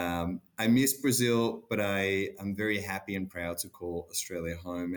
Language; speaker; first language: English; non-native, fluent; Portuguese